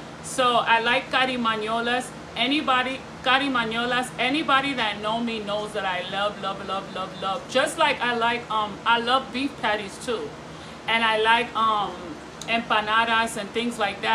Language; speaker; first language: English; early bilingual, other home language; Spanish